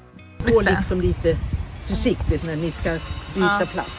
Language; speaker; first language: Swedish; native; Swedish